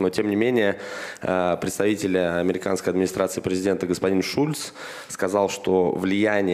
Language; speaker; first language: Russian; native; Russian